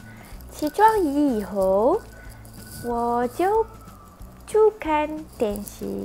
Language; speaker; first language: Chinese; non-native, learner; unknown